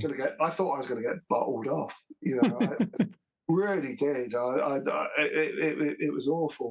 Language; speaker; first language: English; native; English